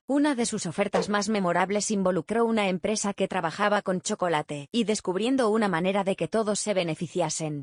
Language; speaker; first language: Spanish; native; Spanish